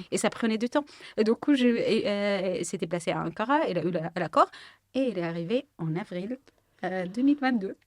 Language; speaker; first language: French; non-native, fluent; Arabic